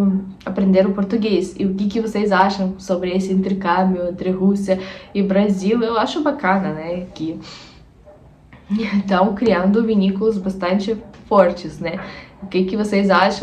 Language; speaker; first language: Portuguese; non-native, fluent; Russian